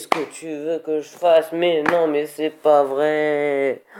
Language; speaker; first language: French; native; French